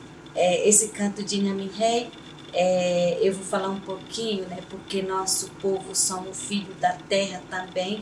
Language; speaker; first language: Portuguese; non-native, local second language; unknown